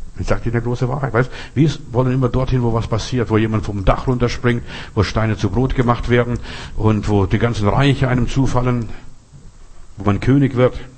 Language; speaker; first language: German; non-native, fluent; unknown